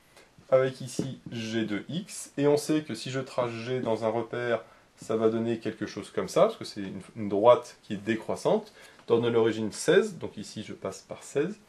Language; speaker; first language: French; native; French